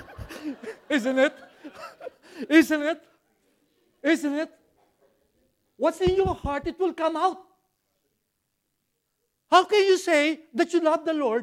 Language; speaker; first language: English; non-native, local second language; Filipino